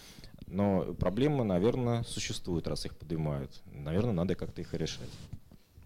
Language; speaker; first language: Russian; native; Russian